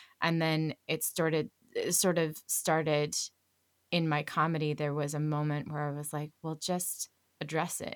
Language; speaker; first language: English; native; English